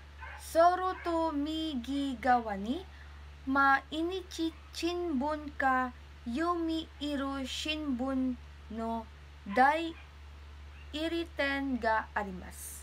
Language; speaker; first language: Japanese; non-native, learner; Filipino